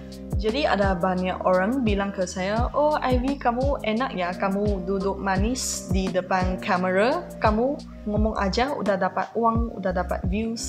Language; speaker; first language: Indonesian; non-native, fluent; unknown